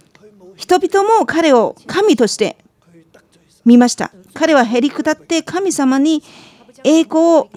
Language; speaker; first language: Japanese; non-native, fluent; Chinese